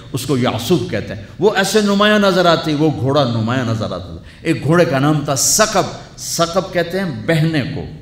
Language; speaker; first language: Urdu; non-native, local second language; Punjabi